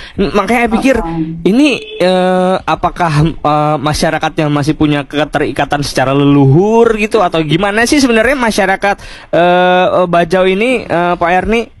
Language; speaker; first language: Indonesian; native; Indonesian